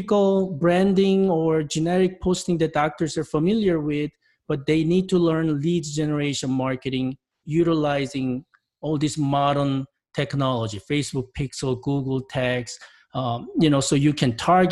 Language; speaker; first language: English; non-native, fluent; Korean